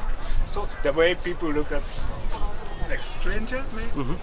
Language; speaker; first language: English; non-native, fluent; Japanese